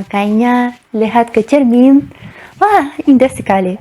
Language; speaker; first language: Indonesian; non-native, fluent; Russian